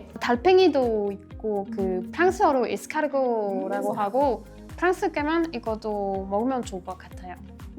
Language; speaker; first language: Korean; non-native, learner; French